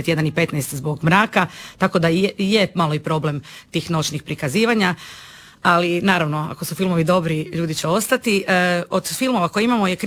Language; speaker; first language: Croatian; native; Croatian